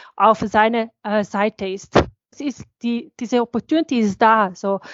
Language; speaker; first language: German; non-native, fluent; Bosnian